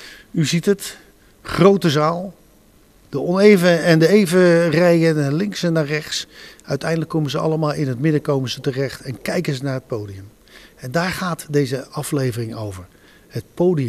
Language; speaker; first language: Dutch; native; Dutch